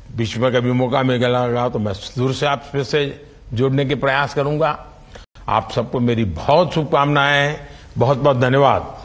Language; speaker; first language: Hindi; non-native, local second language; Gujarati